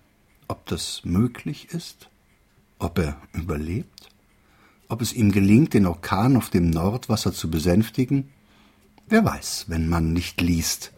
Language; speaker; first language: German; native; German